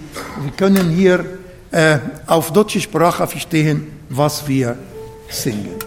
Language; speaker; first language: German; non-native, learner; Arabic